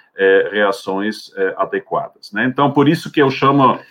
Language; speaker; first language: Portuguese; non-native, fluent; Swiss German